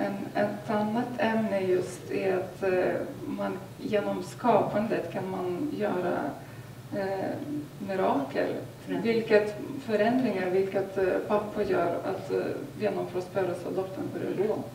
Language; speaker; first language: Swedish; non-native, fluent; Lithuanian